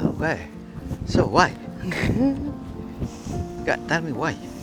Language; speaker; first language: English; non-native, fluent; Indonesian